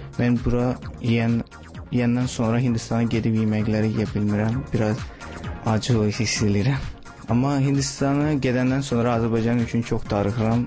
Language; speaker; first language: Azerbaijani; non-native, learner; Tamil